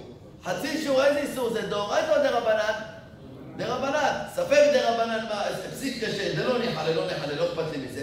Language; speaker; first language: Hebrew; native; Hebrew